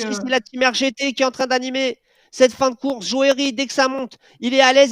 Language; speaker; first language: French; native; French